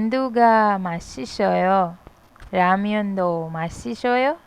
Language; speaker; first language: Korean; non-native, fluent; Hindi